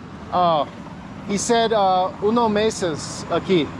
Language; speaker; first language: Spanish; non-native, learner; English